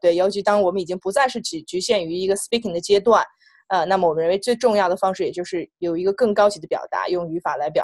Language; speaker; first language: Chinese; native; Chinese